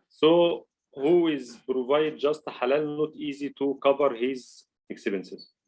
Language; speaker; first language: English; non-native, learner; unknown